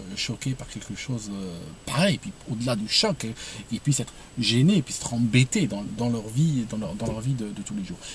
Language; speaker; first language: French; non-native, local second language; Arabic